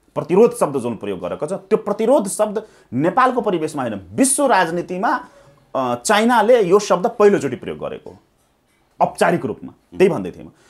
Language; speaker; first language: Nepali; non-native, local second language; Maithili